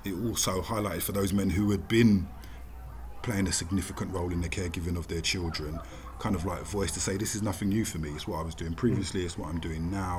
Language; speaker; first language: English; native; English